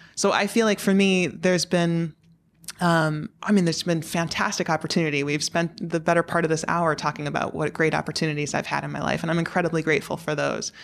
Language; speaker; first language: English; native; English